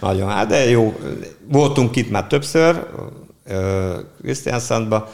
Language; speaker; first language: Hungarian; native; Hungarian